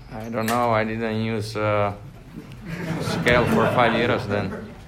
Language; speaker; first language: English; non-native, fluent; Slovak